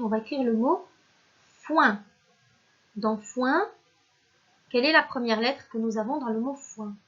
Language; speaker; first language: French; non-native, local second language; Arabic